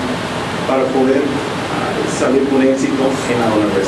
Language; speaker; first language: Spanish; non-native, fluent; English